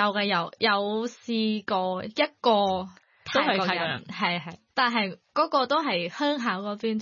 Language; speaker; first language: Cantonese; non-native, learner; Thai